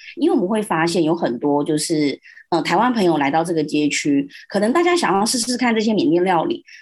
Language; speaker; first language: Chinese; early bilingual, heritage; Chinese